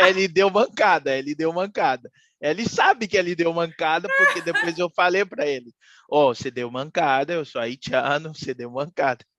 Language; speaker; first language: Portuguese; non-native, fluent; Haitian Creole